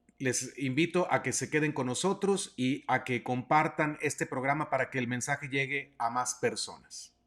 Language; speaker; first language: Spanish; native; Spanish